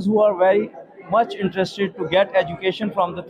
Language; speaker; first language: English; non-native, local second language; Urdu